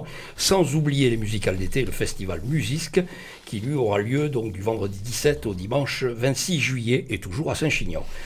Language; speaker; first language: French; native; French